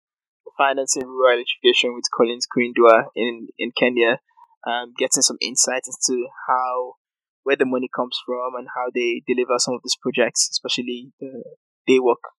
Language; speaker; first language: English; non-native, local second language; Yoruba